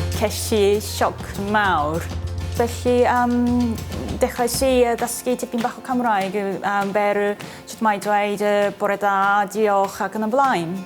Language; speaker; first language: Welsh; non-native, fluent; Japanese